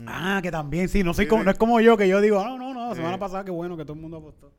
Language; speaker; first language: Spanish; native; Spanish